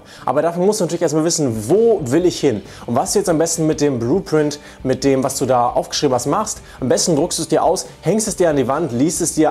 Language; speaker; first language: German; native; German